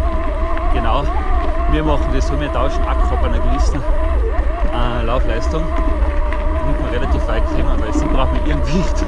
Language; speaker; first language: German; native; German